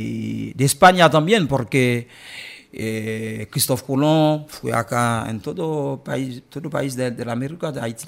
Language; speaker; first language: Spanish; non-native, learner; Haitian Creole